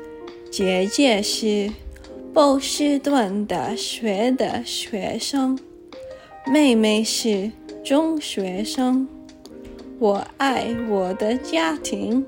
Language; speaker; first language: Chinese; early bilingual, heritage; Chinese